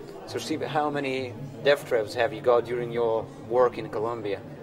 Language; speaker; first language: English; non-native, fluent; Lithuanian